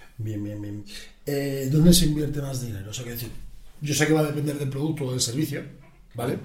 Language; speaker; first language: Spanish; native; Spanish